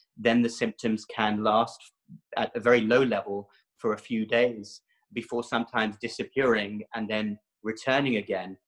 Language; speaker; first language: English; native; English